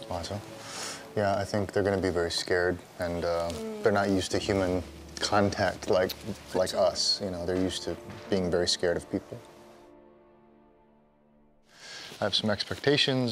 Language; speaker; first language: English; early bilingual, other home language; Korean